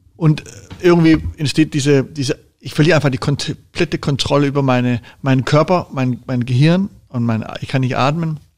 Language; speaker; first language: German; non-native, fluent; Danish